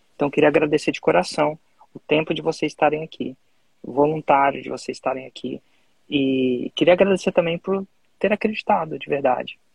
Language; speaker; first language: Portuguese; native; Portuguese